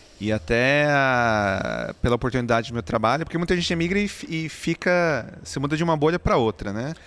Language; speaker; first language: Portuguese; native; Portuguese